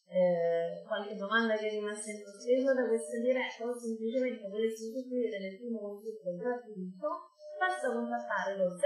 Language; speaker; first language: Italian; native; Italian